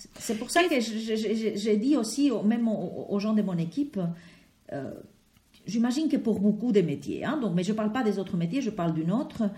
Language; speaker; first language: French; non-native, fluent; Spanish